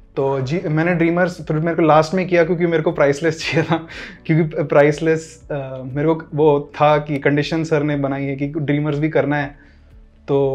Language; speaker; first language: Hindi; native; Hindi